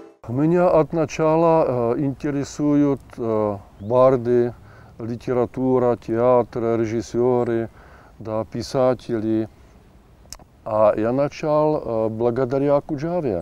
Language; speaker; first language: Russian; non-native, fluent; Czech